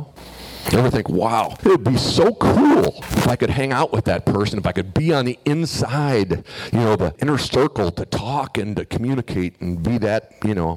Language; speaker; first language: English; native; English